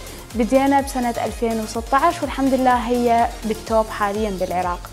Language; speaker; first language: Arabic; native; Arabic